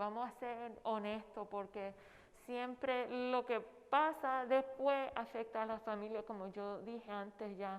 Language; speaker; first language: Spanish; non-native, fluent; English